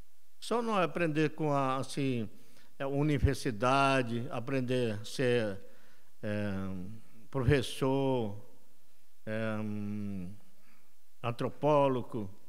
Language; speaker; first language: Portuguese; non-native, local second language; Yanomámi